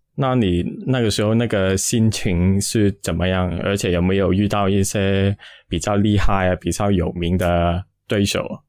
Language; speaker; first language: Chinese; non-native, local second language; Cantonese